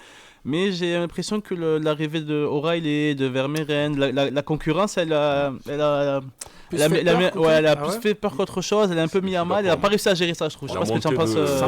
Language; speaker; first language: French; native; French